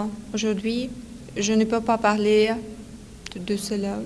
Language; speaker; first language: French; non-native, fluent; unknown